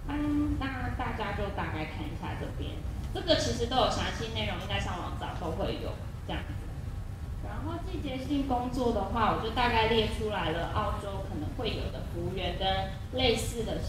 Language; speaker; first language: Chinese; native; Chinese